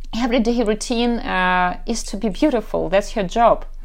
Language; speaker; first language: English; non-native, fluent; Ukrainian